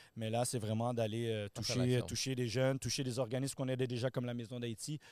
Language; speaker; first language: French; native; French